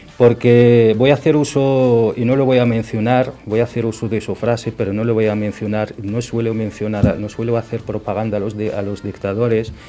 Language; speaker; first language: Spanish; non-native, fluent; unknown